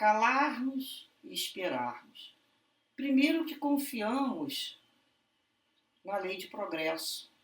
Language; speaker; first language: Portuguese; native; Portuguese